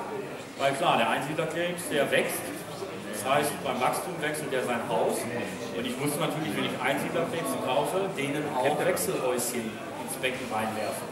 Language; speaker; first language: German; native; German